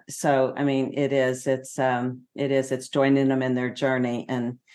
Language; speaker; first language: English; native; English